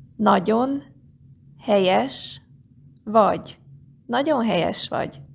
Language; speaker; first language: Hungarian; non-native, fluent; Korean